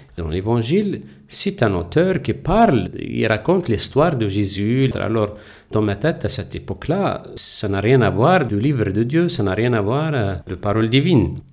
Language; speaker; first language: French; non-native, local second language; Kabyle